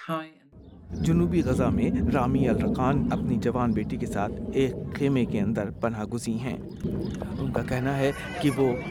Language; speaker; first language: Urdu; native; Urdu